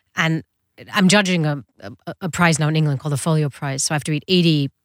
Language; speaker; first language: English; early bilingual, other home language; Dutch